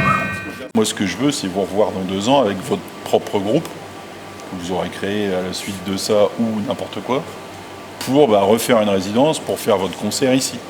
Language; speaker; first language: French; native; French